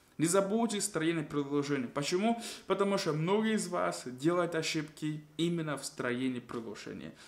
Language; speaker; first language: Russian; non-native, fluent; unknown